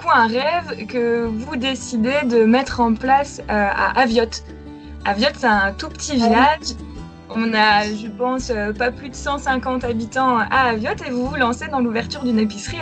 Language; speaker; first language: French; native; French